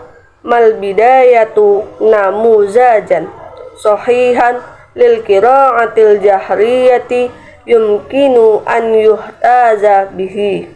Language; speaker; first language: Arabic; non-native, learner; Indonesian